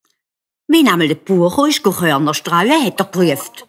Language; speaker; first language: German; native; German